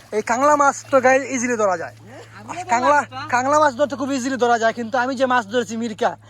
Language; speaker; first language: Bangla; non-native, local second language; Sylheti